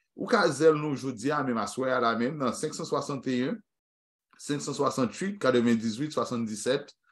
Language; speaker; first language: French; native; French